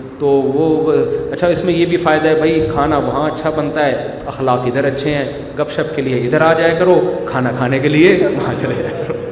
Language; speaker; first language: Urdu; native; Urdu